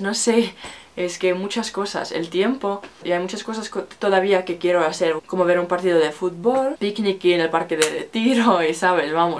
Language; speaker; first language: Spanish; non-native, learner; Finnish